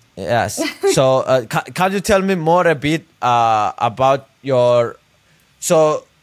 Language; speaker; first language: English; non-native, fluent; Greek